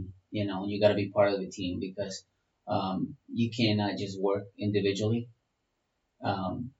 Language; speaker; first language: English; non-native, fluent; Spanish